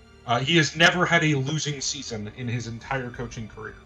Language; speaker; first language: English; native; English